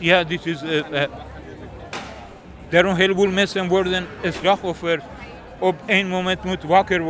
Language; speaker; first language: Dutch; non-native, learner; Persian